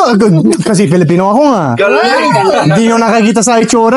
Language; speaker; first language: Filipino; non-native, learner; English